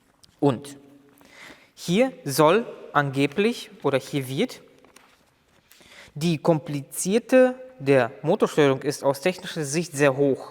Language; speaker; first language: German; native; German